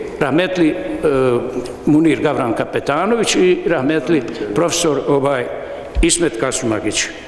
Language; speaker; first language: Bosnian; native; Bosnian